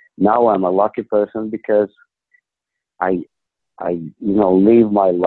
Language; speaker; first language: English; non-native, fluent; Ukrainian